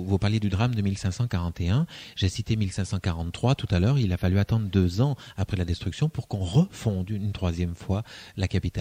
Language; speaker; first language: French; native; French